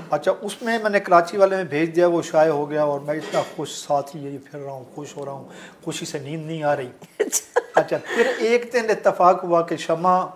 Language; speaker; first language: Urdu; non-native, local second language; Saraiki